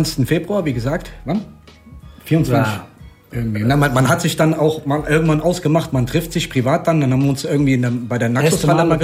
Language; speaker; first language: German; native; German